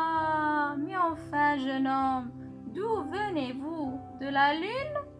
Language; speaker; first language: French; non-native, local second language; Arabic